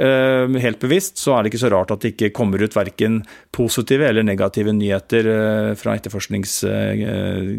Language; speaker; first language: Norwegian; native; Norwegian